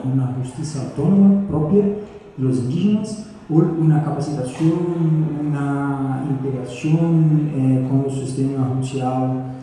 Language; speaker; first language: Spanish; non-native, fluent; Portuguese